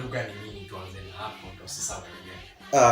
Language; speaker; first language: Swahili; non-native, local second language; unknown